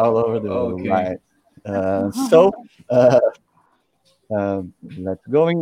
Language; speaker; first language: English; non-native, learner; Portuguese